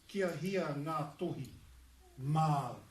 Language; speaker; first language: Māori; non-native, local second language; English